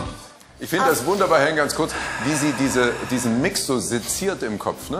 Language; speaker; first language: German; native; German